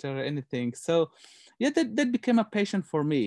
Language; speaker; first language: English; non-native, local second language; Hazaragi